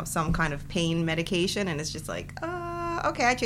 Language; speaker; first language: English; early bilingual, other home language; Spanish